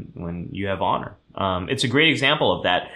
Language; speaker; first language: English; early bilingual, other home language; German